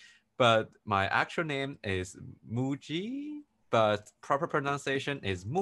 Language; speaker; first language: English; non-native, fluent; Chinese